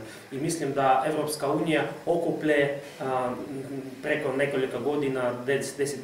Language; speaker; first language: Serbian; non-native, fluent; Russian